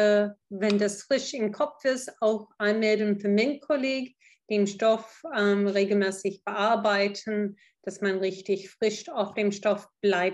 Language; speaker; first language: German; non-native, fluent; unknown